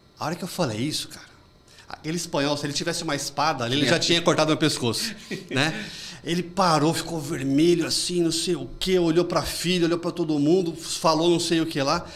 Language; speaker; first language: Portuguese; native; Portuguese